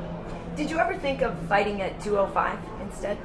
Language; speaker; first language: English; native; English